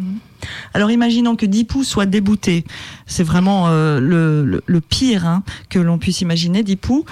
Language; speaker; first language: French; native; French